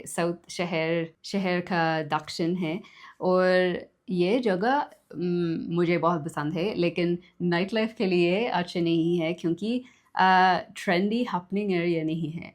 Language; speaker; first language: Hindi; non-native, learner; English